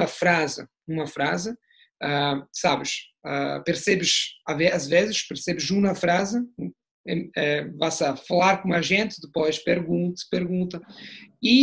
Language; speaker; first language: Portuguese; non-native, fluent; Italian